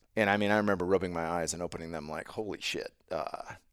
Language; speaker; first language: English; native; English